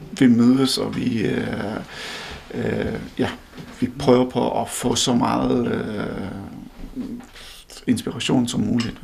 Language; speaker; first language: Danish; non-native, fluent; Hindi